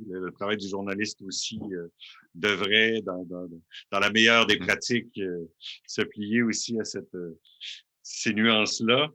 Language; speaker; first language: French; native; French